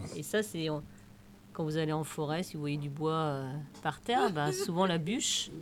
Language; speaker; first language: French; native; French